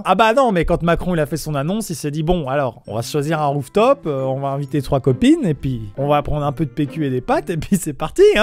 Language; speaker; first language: French; native; French